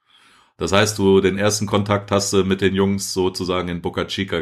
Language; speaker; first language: German; native; German